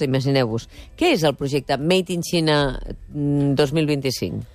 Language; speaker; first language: Catalan; native; Catalan